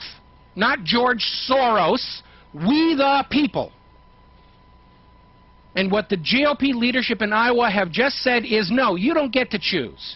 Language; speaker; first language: English; native; English